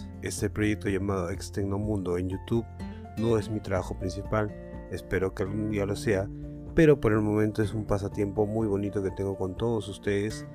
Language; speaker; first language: Spanish; native; Spanish